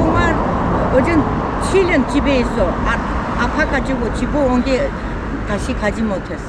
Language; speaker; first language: Korean; early bilingual, heritage; Korean